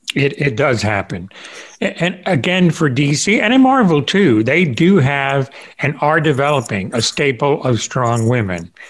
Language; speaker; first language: English; early bilingual, other home language; Spanish